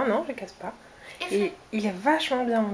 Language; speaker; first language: French; native; French